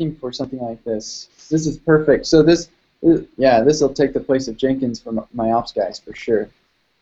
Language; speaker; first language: English; native; English